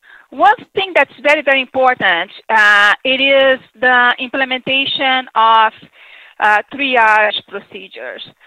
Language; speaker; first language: English; non-native, fluent; Portuguese